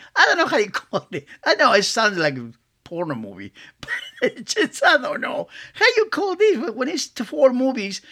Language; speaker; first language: English; non-native, fluent; Spanish